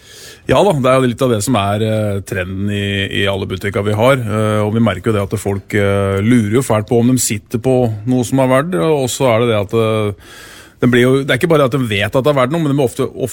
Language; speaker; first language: Norwegian; native; Norwegian